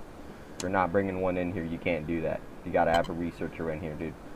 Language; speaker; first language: English; native; English